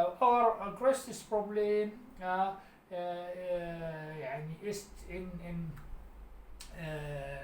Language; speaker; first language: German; non-native, learner; Arabic